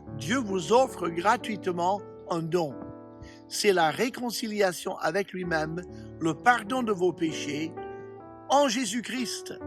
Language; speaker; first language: French; non-native, fluent; English